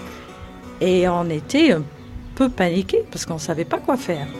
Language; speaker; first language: French; non-native, fluent; English